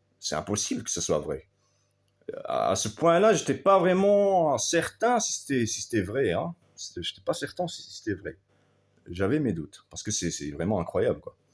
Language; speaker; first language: French; non-native, fluent; Arabic